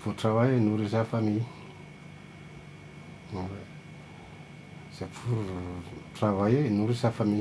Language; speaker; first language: French; non-native, local second language; Fula